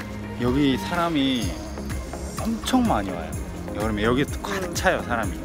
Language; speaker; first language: Korean; non-native, fluent; Swedish